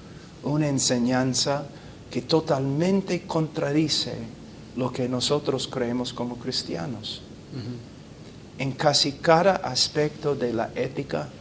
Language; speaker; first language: Spanish; non-native, fluent; English